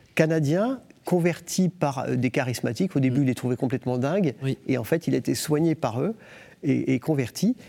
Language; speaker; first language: French; native; French